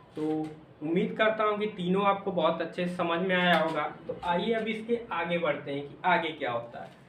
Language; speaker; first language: Hindi; native; Hindi